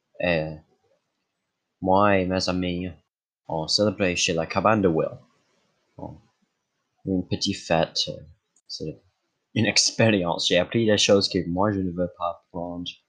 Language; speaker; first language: French; non-native, local second language; English